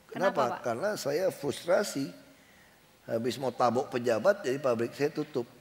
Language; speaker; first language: Indonesian; native; Indonesian